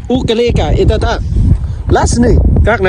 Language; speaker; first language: Russian; non-native, learner; Lao